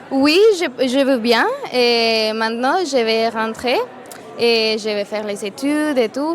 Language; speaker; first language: French; non-native, fluent; Spanish